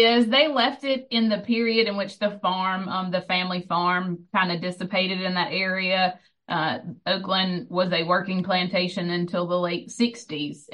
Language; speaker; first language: English; native; English